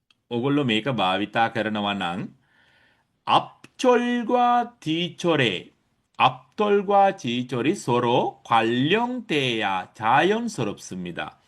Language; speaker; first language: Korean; non-native, fluent; Sinhala